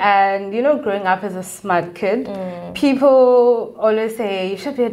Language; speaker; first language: English; non-native, local second language; Xhosa